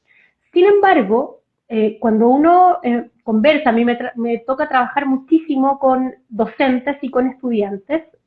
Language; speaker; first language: Spanish; native; Spanish